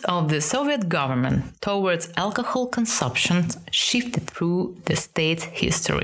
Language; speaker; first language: English; non-native, fluent; Russian